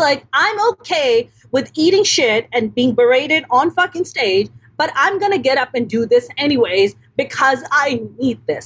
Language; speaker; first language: English; non-native, local second language; Urdu